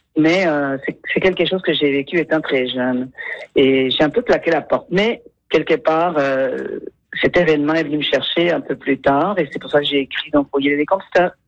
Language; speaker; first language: French; non-native, fluent; Spanish